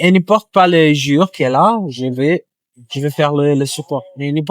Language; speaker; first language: French; non-native, learner; Portuguese